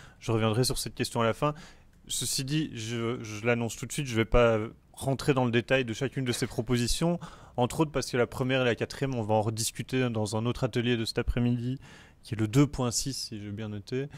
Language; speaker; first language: French; native; French